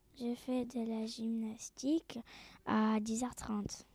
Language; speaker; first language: French; non-native, learner; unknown